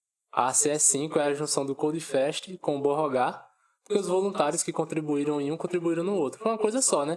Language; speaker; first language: Portuguese; native; Portuguese